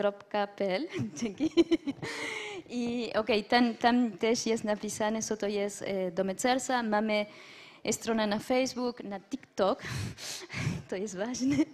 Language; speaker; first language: Polish; non-native, learner; French